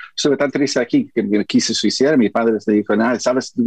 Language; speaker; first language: Spanish; early bilingual, heritage; Spanish